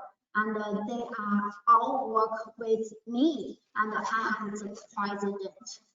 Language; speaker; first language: English; non-native, learner; Chinese